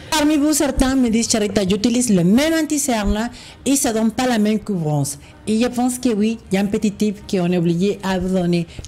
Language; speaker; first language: French; non-native, fluent; Spanish